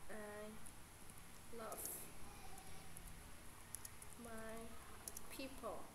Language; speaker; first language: English; non-native, learner; Vietnamese